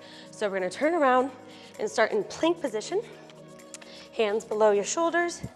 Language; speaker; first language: English; native; English